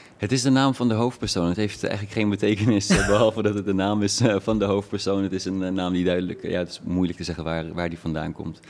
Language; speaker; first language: Dutch; early bilingual, other home language; Persian